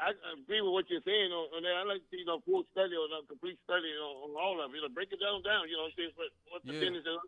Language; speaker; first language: English; native; English